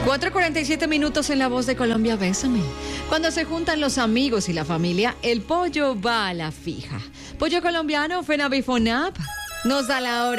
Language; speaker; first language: Spanish; native; Spanish